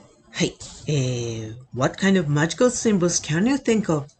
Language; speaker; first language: English; non-native, fluent; Japanese